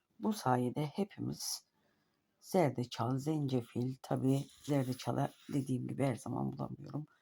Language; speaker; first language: Turkish; native; Turkish